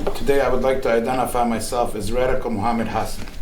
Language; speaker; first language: English; non-native, fluent; Arabic